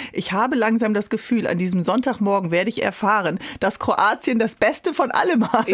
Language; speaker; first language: German; native; German